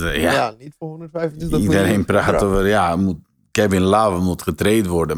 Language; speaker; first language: Dutch; non-native, fluent; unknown